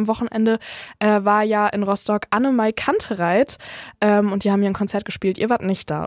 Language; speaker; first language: German; native; German